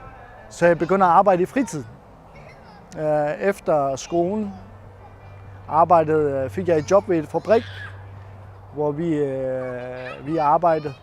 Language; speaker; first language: Danish; non-native, fluent; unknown